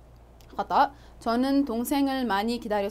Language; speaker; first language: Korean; non-native, fluent; Arabic